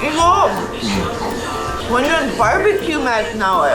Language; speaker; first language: Korean; non-native, learner; English